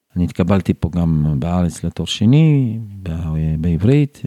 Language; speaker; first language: Hebrew; non-native, fluent; Uzbek